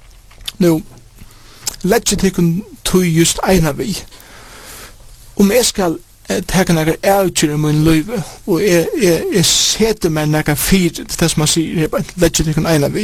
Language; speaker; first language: Norwegian; non-native, learner; Faroese